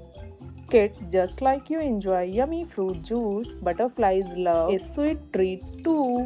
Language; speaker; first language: English; non-native, local second language; Hindi